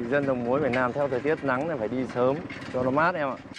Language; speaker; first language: Vietnamese; native; Vietnamese